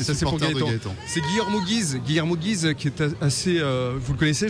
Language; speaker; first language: French; native; French